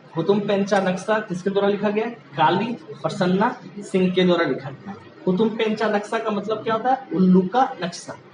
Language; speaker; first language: Hindi; native; Hindi